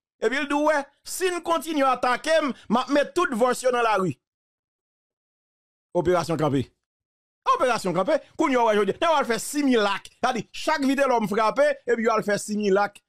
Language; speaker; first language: French; non-native, local second language; Haitian Creole